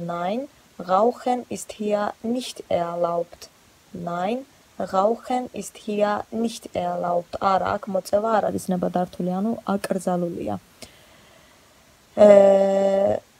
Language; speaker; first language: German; non-native, fluent; Georgian